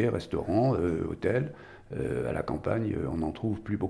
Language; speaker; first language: French; native; French